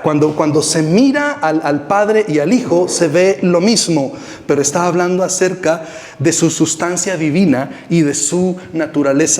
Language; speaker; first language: Spanish; native; Spanish